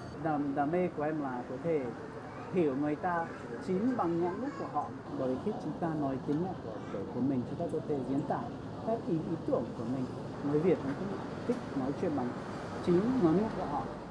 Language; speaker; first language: Vietnamese; non-native, fluent; Serbian